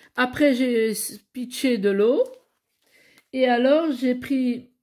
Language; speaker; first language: French; native; French